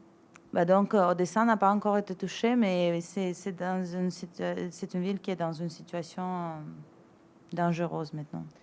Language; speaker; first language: French; non-native, fluent; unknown